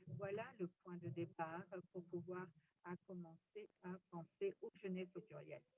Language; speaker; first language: French; non-native, fluent; Spanish